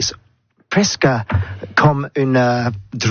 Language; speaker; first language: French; non-native, learner; English